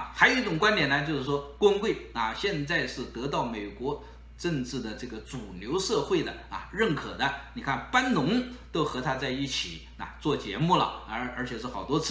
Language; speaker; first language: Chinese; native; Chinese